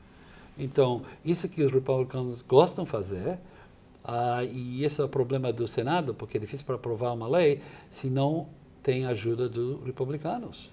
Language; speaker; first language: Portuguese; non-native, fluent; English